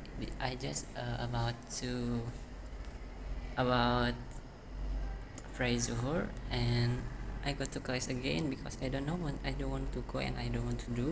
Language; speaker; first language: English; non-native, learner; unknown